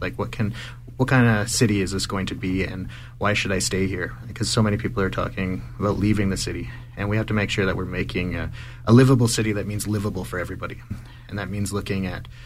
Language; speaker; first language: English; native; English